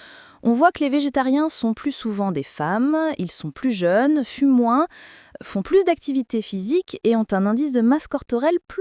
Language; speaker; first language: French; native; French